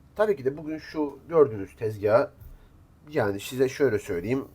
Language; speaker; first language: Turkish; native; Turkish